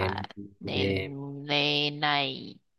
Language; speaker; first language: Japanese; non-native, learner; Chinese